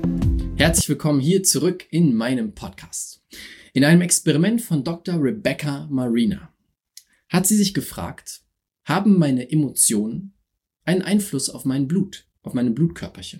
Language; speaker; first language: German; native; German